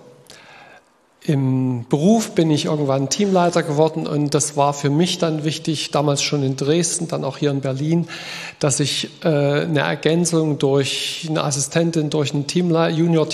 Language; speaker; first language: German; native; German